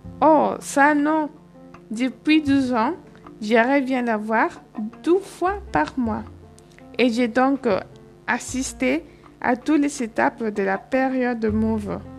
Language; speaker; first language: French; non-native, fluent; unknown